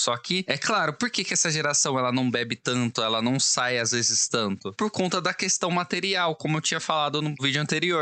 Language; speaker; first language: Portuguese; native; Portuguese